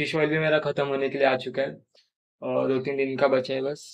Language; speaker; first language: Hindi; non-native, local second language; Marathi